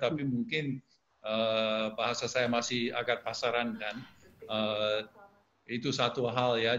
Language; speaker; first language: Indonesian; non-native, fluent; English